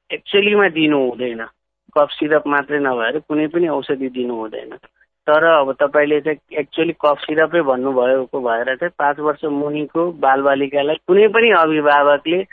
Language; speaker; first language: Nepali; non-native, local second language; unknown